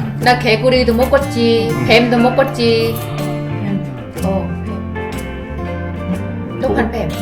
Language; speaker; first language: Korean; non-native, learner; Vietnamese